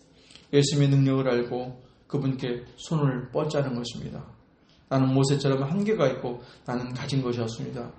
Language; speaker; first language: Korean; native; Korean